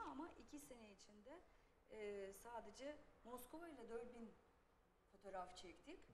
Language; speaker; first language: Turkish; non-native, fluent; Russian